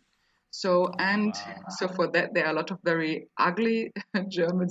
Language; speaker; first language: English; non-native, fluent; German